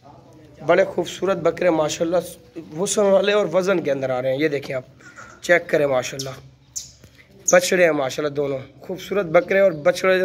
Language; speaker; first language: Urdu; non-native, local second language; Saraiki